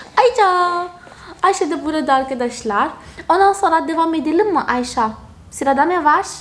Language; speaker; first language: Turkish; non-native, fluent; Portuguese